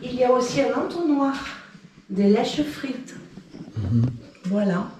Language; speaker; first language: French; native; French